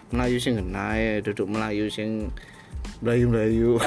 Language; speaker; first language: Indonesian; non-native, local second language; Javanese